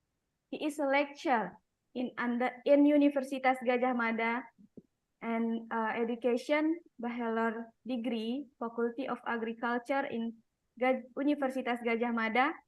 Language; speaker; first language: English; non-native, learner; Indonesian